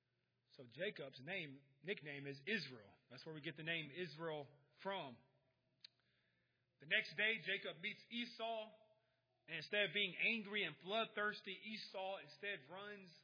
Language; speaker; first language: English; native; English